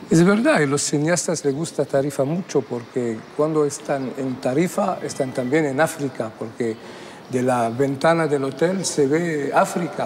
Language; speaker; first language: Spanish; non-native, fluent; Arabic